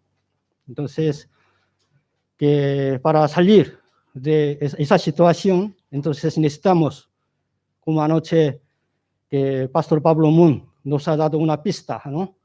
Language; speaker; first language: Spanish; non-native, learner; Korean